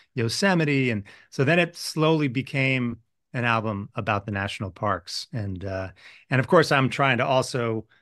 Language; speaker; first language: English; native; English